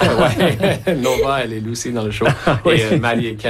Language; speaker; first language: French; native; French